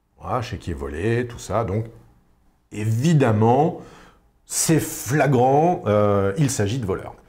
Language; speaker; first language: French; native; French